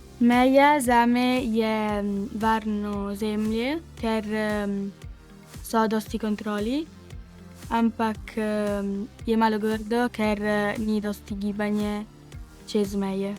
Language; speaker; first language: Slovenian; non-native, local second language; Italian